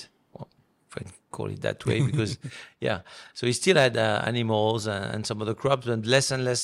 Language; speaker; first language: English; non-native, fluent; French